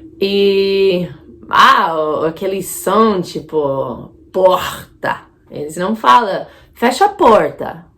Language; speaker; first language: Portuguese; non-native, fluent; English